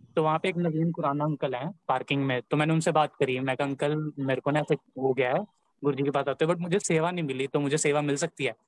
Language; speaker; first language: Hindi; native; Hindi